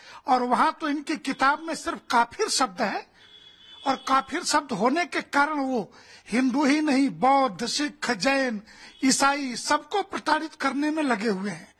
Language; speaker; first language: Hindi; native; Hindi